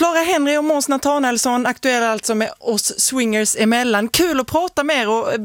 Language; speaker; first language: Swedish; native; Swedish